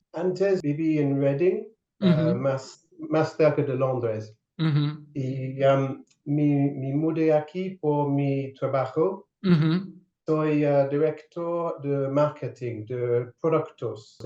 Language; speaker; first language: Spanish; non-native, fluent; English